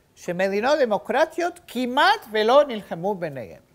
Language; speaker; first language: Hebrew; native; Hebrew